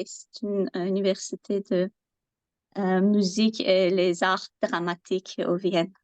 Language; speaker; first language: French; non-native, learner; Persian